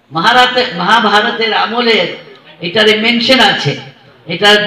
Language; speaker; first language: Bangla; non-native, local second language; Hindi